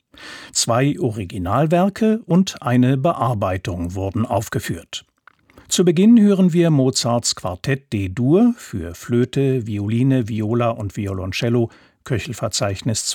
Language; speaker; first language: German; native; German